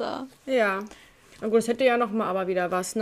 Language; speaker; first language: German; native; German